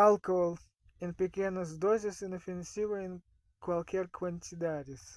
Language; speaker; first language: Portuguese; non-native, fluent; Russian